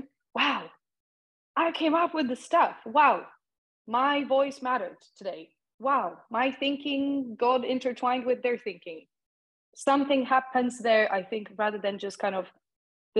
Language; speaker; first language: English; non-native, fluent; Polish